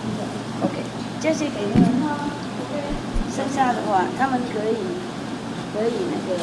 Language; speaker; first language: Chinese; non-native, fluent; Vietnamese